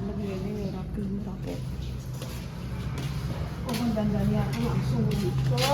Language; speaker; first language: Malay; non-native, local second language; Javanese